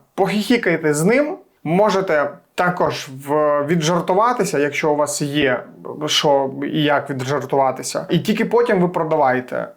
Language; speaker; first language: Ukrainian; native; Ukrainian